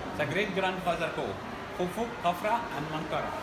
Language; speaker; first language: Filipino; non-native, learner; Arabic